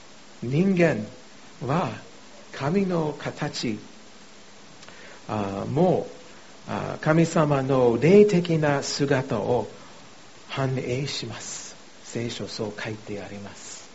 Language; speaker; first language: Japanese; non-native, fluent; English